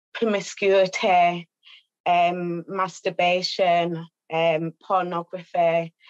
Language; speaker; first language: English; native; English